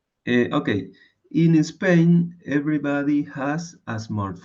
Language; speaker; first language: English; non-native, learner; Spanish